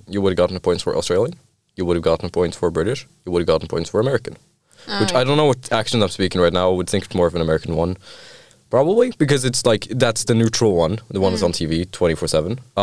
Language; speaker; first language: English; non-native, fluent; Norwegian